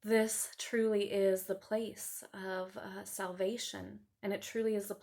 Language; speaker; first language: English; native; English